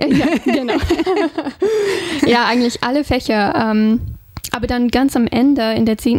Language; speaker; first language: German; non-native, fluent; English